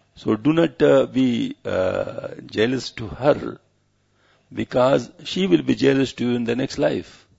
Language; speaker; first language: English; non-native, local second language; Pashto